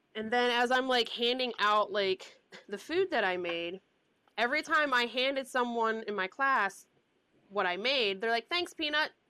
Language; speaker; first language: English; native; English